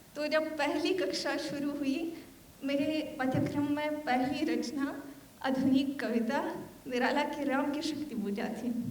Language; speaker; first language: Hindi; non-native, fluent; Armenian